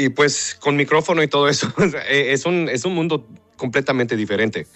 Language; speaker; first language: Spanish; early bilingual, other home language; English